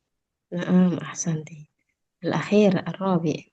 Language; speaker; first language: Arabic; non-native, fluent; Indonesian